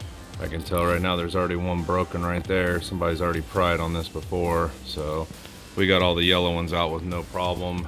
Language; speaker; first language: English; native; English